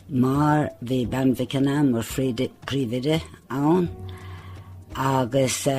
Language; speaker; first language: Irish; non-native, local second language; English